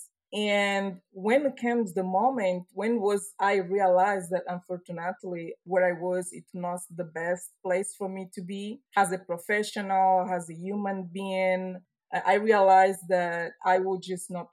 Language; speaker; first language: English; non-native, fluent; Portuguese